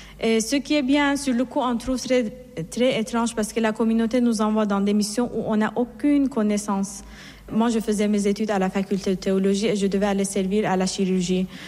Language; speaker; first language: French; non-native, fluent; Persian